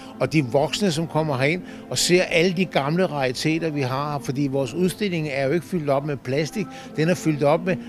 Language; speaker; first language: Danish; native; Danish